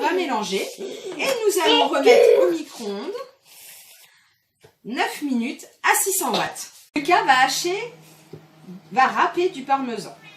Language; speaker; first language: French; native; French